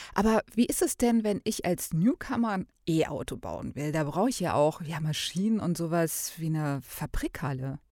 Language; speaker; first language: German; native; German